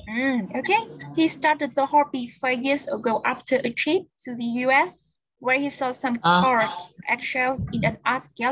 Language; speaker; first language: English; non-native, fluent; Vietnamese